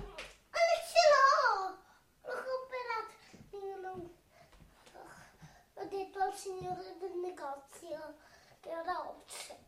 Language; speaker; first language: Italian; early bilingual, heritage; Italian